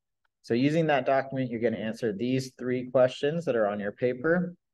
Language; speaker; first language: English; native; English